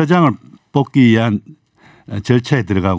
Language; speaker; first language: Korean; native; Korean